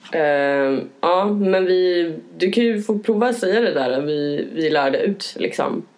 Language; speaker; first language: Swedish; native; Swedish